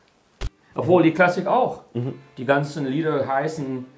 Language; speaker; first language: German; non-native, fluent; English